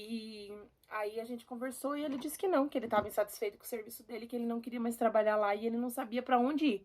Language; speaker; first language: Portuguese; native; Portuguese